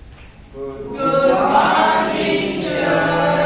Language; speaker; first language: English; non-native, learner; Indonesian